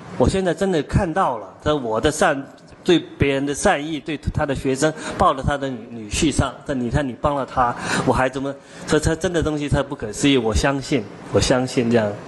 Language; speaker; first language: Chinese; non-native, local second language; Cantonese